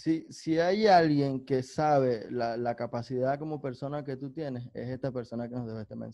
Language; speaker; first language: Spanish; native; Spanish